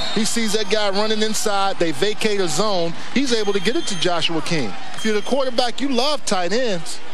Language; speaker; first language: English; native; English